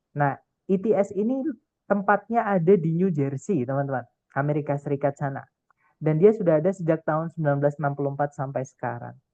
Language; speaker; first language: Indonesian; non-native, local second language; Javanese